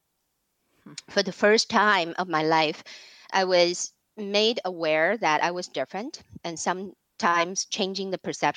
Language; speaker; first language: English; non-native, fluent; Chinese